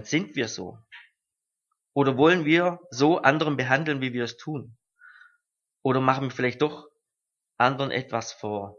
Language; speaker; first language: German; native; German